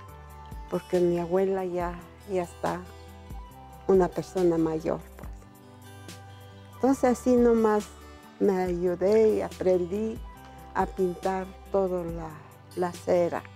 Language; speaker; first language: Spanish; non-native, local second language; Zapotec